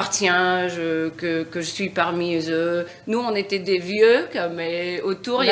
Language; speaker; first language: French; non-native, fluent; Russian